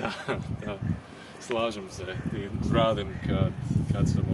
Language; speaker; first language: Croatian; non-native, learner; English